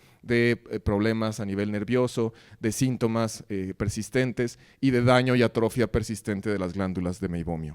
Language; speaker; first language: Spanish; native; Spanish